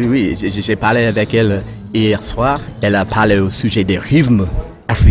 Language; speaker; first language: French; non-native, learner; English